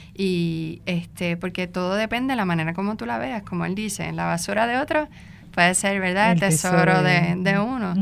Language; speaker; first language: Spanish; native; Spanish